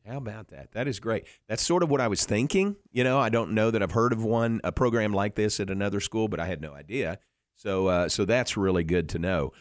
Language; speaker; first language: English; native; English